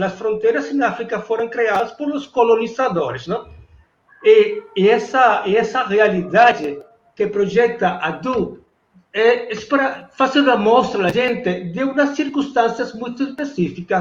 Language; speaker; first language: Portuguese; non-native, fluent; Spanish